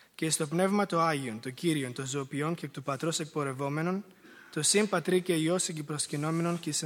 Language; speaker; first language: Greek; native; Greek